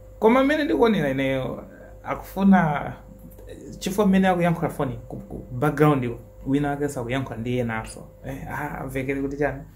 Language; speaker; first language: Nyanja; native; Nyanja